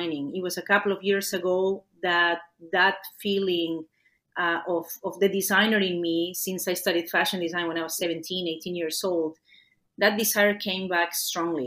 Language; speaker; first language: English; non-native, fluent; Spanish